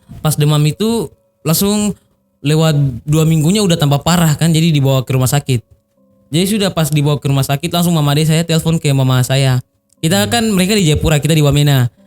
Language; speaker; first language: Indonesian; native; Indonesian